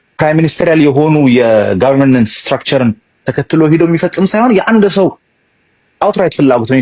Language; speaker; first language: Amharic; non-native, local second language; Tigrinya